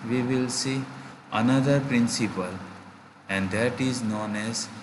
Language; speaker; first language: English; non-native, local second language; Gujarati